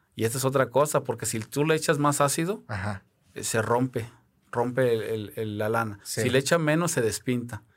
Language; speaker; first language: Spanish; native; Spanish